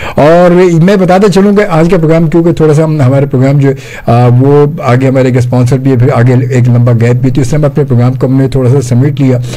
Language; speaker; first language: Urdu; native; Urdu